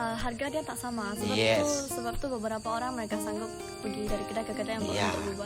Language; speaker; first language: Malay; non-native, local second language; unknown